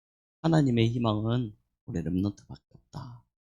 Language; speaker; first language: Korean; native; Korean